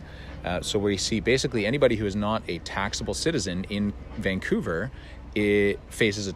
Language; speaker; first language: English; native; English